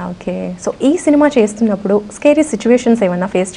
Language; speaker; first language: Telugu; native; Telugu